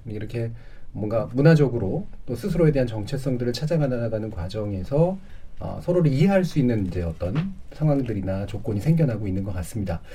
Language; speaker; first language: Korean; native; Korean